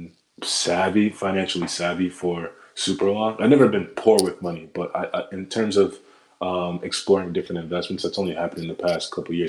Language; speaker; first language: English; native; English